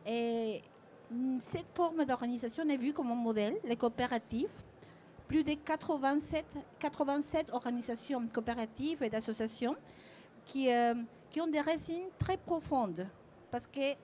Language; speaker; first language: French; non-native, fluent; Spanish